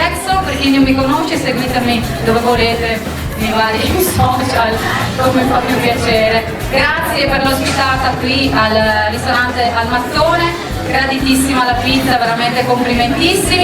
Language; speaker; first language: Italian; native; Italian